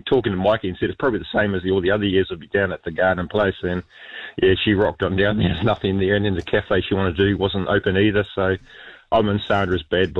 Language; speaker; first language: English; native; English